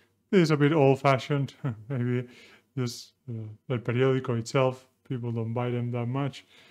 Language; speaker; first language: English; non-native, fluent; Spanish